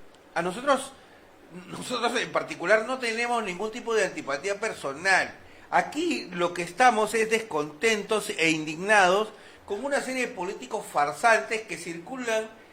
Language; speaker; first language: Spanish; native; Spanish